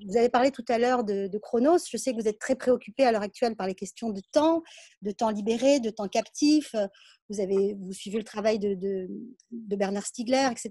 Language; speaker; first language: French; native; French